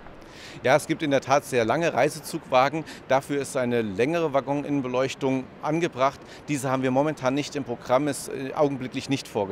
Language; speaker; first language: German; native; German